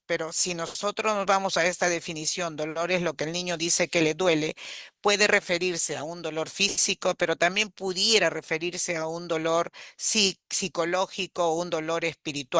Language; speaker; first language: Spanish; native; Spanish